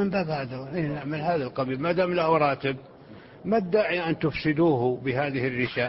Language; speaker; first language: Arabic; native; Arabic